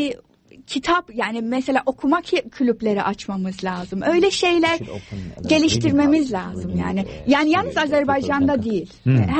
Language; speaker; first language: Turkish; non-native, fluent; English